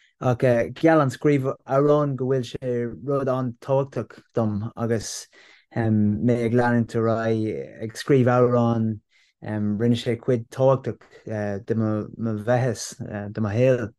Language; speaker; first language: Irish; non-native, local second language; English